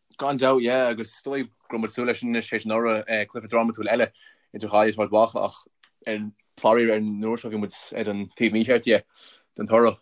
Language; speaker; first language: Irish; native; Irish